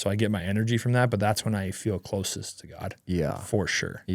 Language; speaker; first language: English; native; English